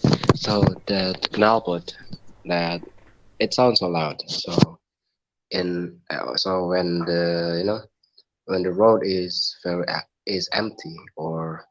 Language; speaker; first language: English; non-native, learner; Indonesian